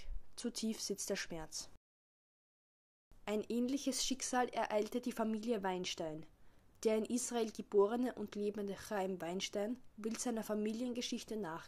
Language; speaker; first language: German; native; German